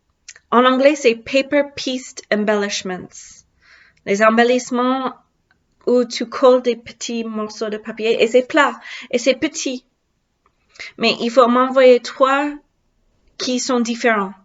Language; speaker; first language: French; non-native, learner; English